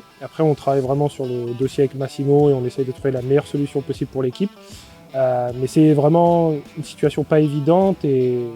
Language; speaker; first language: French; native; French